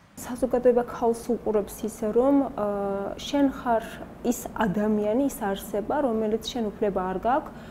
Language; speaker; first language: Georgian; non-native, local second language; Azerbaijani